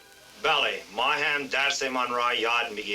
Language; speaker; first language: Persian; non-native, learner; English